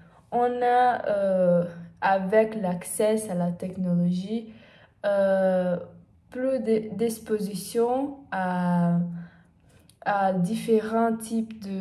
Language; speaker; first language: French; non-native, learner; Portuguese